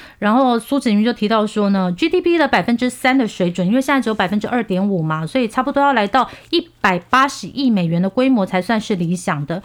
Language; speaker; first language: Chinese; non-native, fluent; Korean